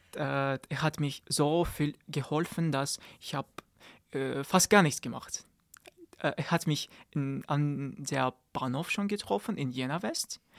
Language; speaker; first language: German; non-native, learner; Kazakh